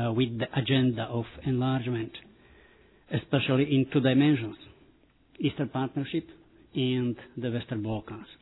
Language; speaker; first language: English; non-native, fluent; Slovak